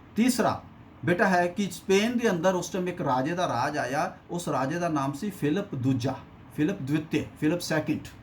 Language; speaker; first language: Hindi; non-native, local second language; Punjabi